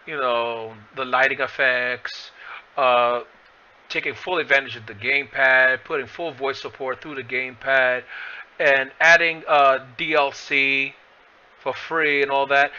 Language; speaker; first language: English; native; English